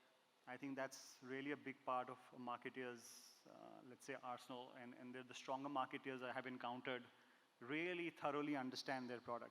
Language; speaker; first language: English; non-native, local second language; Hindi